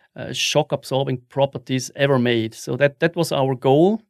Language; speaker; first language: English; non-native, fluent; German